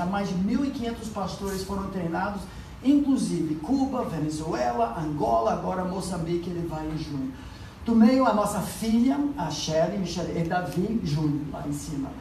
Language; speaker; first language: Portuguese; non-native, fluent; English